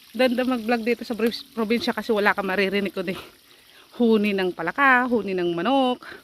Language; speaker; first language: Filipino; native; Filipino